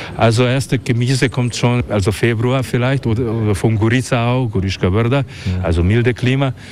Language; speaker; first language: German; non-native, fluent; Slovenian